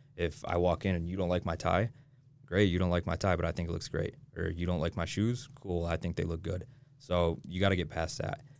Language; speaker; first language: English; native; English